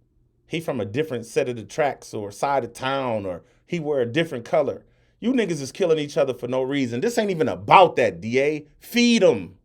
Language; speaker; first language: English; native; English